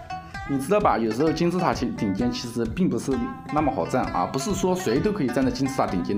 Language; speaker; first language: Chinese; native; Chinese